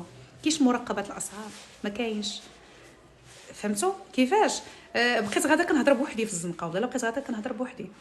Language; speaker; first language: Arabic; native; Arabic